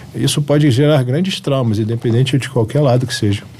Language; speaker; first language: Portuguese; early bilingual, other home language; Arabic